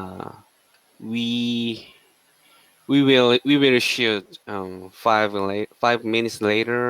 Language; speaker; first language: English; non-native, learner; Korean